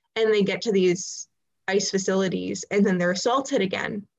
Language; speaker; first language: English; native; English